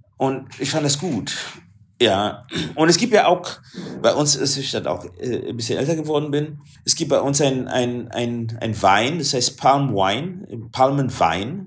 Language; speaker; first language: German; non-native, fluent; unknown